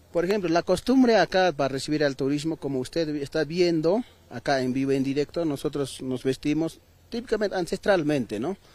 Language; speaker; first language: Spanish; non-native, local second language; Aymara